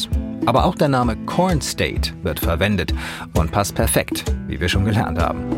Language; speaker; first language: German; native; German